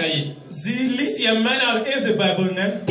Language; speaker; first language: German; non-native, learner; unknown